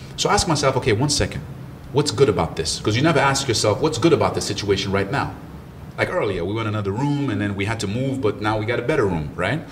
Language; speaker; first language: English; early bilingual, other home language; French